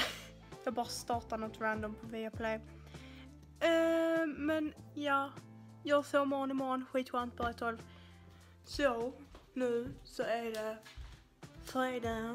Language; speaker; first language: Swedish; native; Swedish